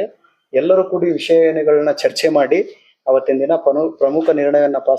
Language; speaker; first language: Kannada; native; Kannada